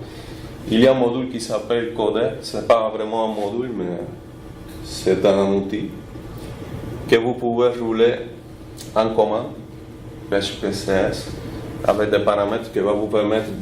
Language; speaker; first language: French; non-native, fluent; Spanish